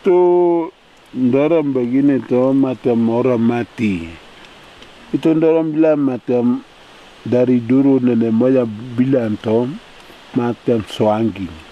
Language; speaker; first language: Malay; non-native, local second language; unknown